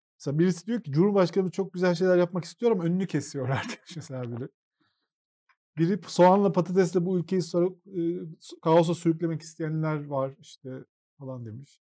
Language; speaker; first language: Turkish; native; Turkish